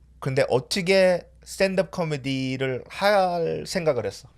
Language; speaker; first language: Korean; early bilingual, heritage; Korean